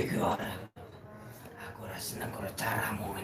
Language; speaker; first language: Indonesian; non-native, local second language; Javanese